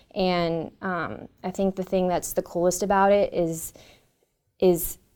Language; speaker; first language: English; native; English